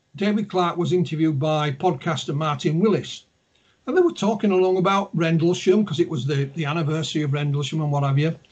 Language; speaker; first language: English; native; English